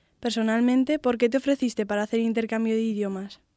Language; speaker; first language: Spanish; native; Spanish